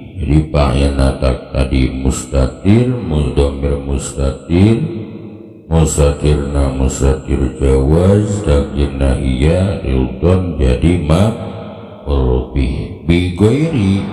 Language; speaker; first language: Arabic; non-native, fluent; Sundanese